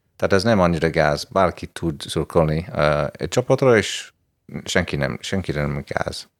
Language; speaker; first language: Hungarian; non-native, fluent; English